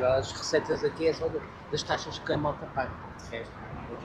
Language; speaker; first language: Portuguese; native; Portuguese